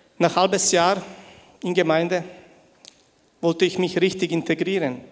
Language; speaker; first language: German; non-native, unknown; Bosnian